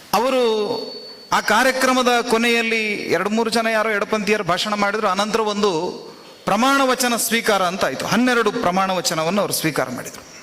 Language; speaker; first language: Kannada; non-native, local second language; Tulu